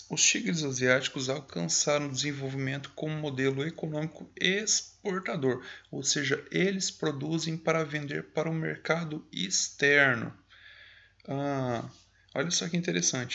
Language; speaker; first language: Portuguese; native; Portuguese